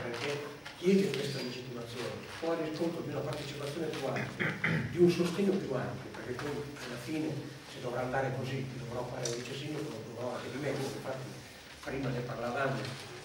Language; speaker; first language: Italian; native; Italian